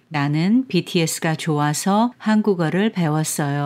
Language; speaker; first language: Korean; non-native, fluent; Chinese